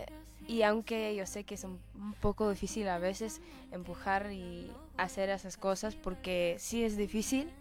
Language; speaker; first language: Spanish; early bilingual, heritage; Spanish